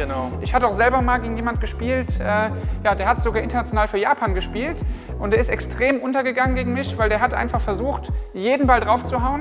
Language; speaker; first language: German; native; German